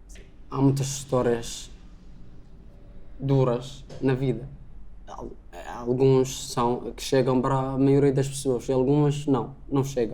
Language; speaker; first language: Portuguese; non-native, learner; Arabic